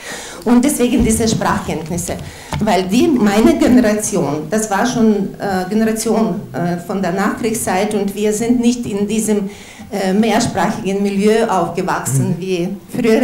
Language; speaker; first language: German; non-native, fluent; Ukrainian